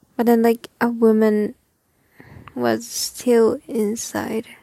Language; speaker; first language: English; non-native, learner; Japanese